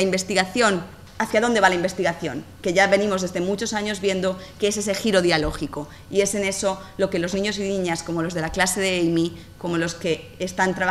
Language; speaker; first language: Spanish; native; Spanish